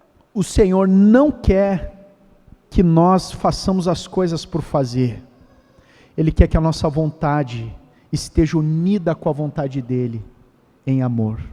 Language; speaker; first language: Portuguese; native; Portuguese